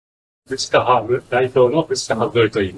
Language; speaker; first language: Japanese; native; Japanese